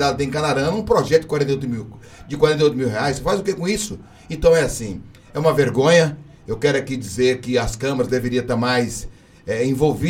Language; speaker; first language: Portuguese; native; Portuguese